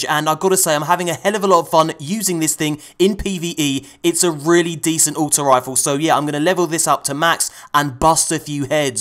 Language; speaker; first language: English; native; English